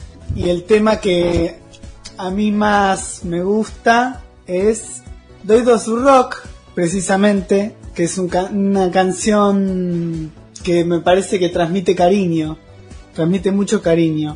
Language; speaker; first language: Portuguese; non-native, fluent; Spanish